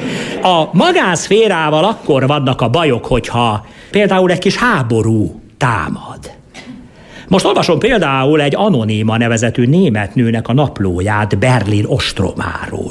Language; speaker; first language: Hungarian; native; Hungarian